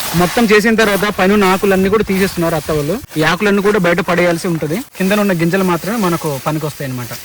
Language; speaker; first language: Telugu; non-native, local second language; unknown